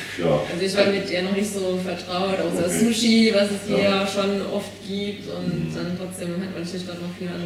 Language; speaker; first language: German; native; German